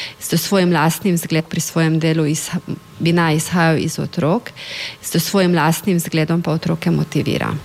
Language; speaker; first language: Slovenian; native; Slovenian